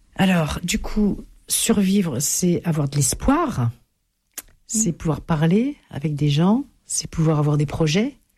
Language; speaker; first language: French; native; French